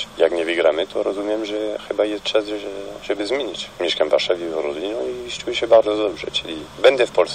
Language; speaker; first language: Polish; non-native, fluent; French